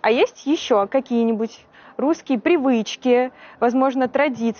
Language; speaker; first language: Russian; native; Russian